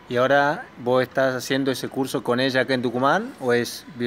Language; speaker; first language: Spanish; native; Spanish